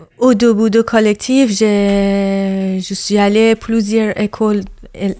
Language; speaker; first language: French; non-native, learner; Persian